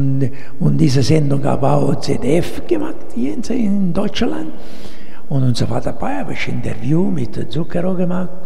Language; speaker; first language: German; non-native, learner; Italian